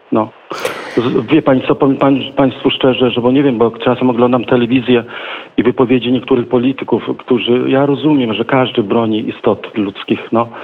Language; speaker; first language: Polish; native; Polish